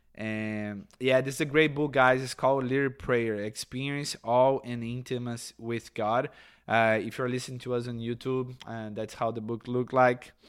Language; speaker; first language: English; non-native, fluent; Portuguese